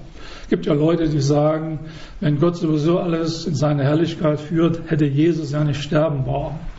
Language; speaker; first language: German; native; German